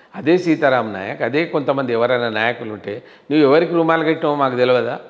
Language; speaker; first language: Telugu; non-native, local second language; Lambadi